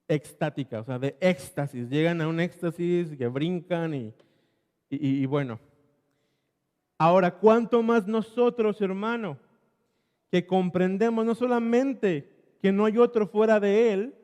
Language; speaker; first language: Spanish; native; Spanish